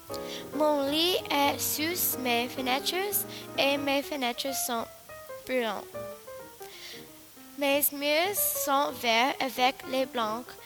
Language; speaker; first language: French; non-native, learner; English